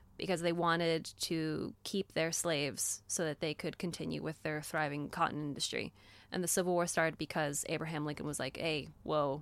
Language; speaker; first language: English; native; English